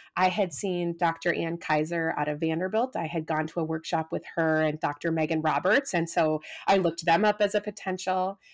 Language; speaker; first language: English; native; English